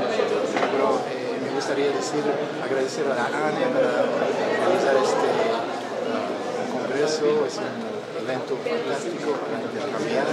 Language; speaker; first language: Spanish; non-native, fluent; French